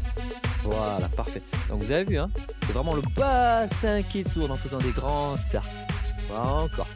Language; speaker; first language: French; native; French